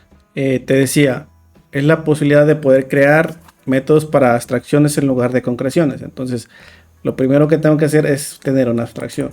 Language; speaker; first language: Spanish; native; Spanish